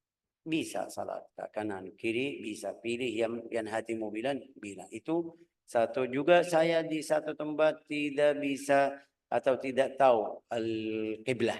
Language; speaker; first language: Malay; non-native, fluent; Arabic